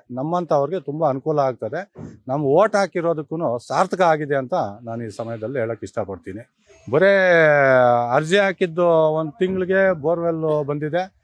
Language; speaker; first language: Kannada; native; Kannada